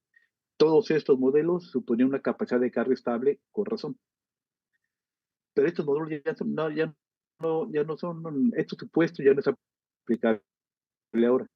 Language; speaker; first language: Spanish; native; Spanish